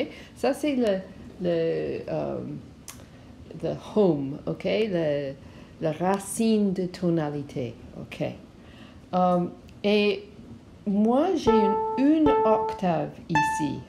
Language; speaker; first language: French; non-native, learner; English